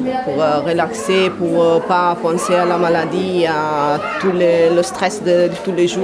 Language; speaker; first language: French; non-native, learner; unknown